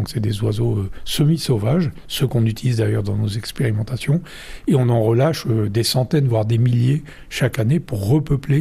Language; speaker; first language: French; native; French